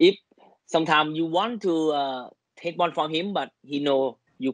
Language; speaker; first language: English; non-native, learner; Thai